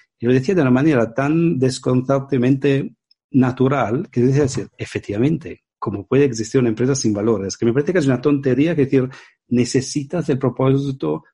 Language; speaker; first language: Spanish; non-native, fluent; Italian